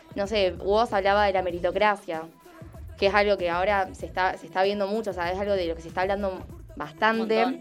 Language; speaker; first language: Spanish; native; Spanish